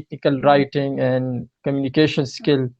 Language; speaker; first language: English; non-native, learner; Pashto